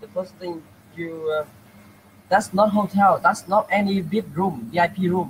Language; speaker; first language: English; non-native, learner; Vietnamese